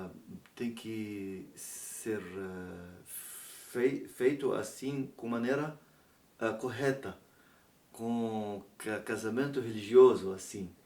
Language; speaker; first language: Portuguese; non-native, learner; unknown